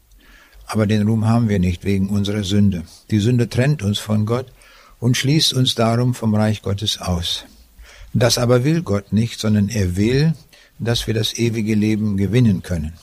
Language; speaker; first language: German; native; German